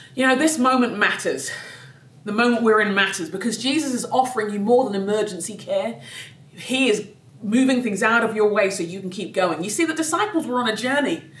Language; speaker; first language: English; native; English